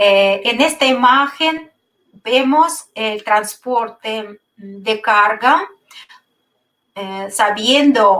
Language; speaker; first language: Spanish; non-native, fluent; Russian